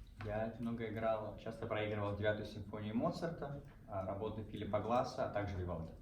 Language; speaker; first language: Russian; native; Russian